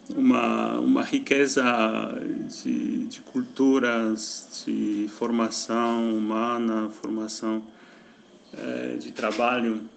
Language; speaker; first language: Portuguese; non-native, fluent; Polish